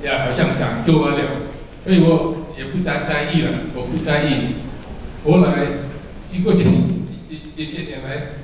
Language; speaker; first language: Chinese; early bilingual, heritage; Chinese